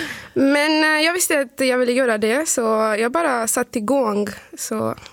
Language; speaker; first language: Swedish; non-native, fluent; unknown